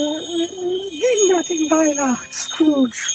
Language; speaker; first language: German; native; German